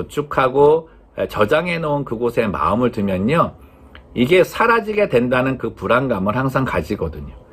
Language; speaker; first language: Korean; native; Korean